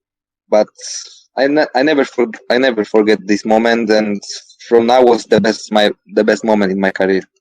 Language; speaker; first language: English; non-native, learner; Polish